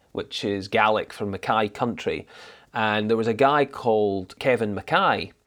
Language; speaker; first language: English; native; English